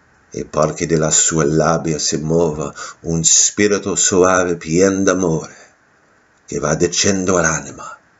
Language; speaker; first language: Italian; non-native, learner; English